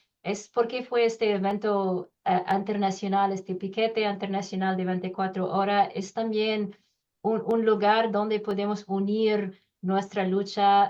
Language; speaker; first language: Spanish; non-native, learner; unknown